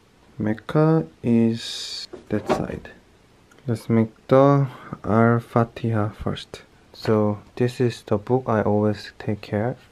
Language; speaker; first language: English; non-native, learner; Korean